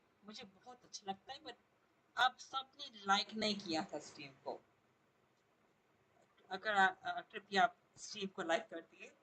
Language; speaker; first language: Hindi; non-native, local second language; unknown